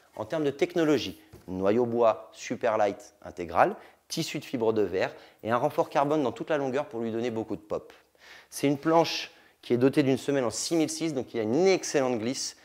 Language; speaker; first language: French; native; French